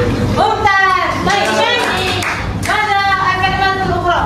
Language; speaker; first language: Arabic; non-native, learner; Malay